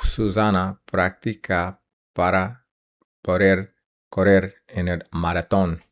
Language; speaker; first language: Spanish; non-native, learner; English